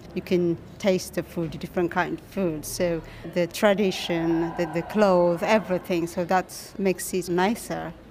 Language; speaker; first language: English; non-native, fluent; Amharic